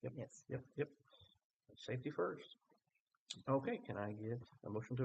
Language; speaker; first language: English; native; English